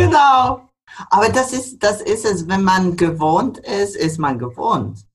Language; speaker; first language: German; non-native, fluent; English